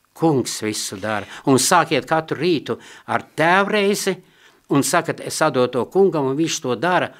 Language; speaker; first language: Latvian; non-native, local second language; Russian